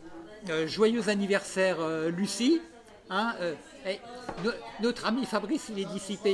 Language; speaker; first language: French; native; French